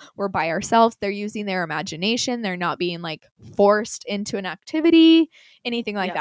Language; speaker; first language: English; native; English